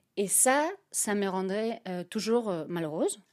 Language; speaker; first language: French; non-native, fluent; Spanish